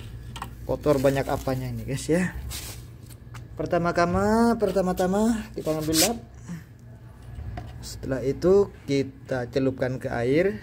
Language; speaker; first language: Indonesian; native; Indonesian